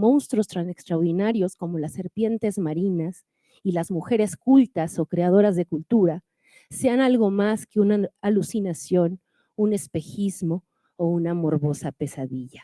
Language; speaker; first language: Spanish; native; Spanish